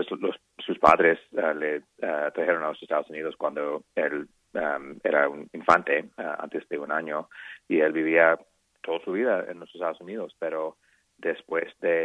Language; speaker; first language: Spanish; non-native, fluent; English